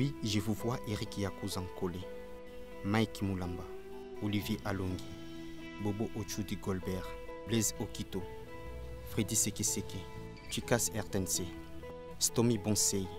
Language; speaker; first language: French; non-native, local second language; Lingala